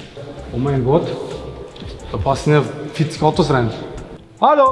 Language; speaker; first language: German; native; German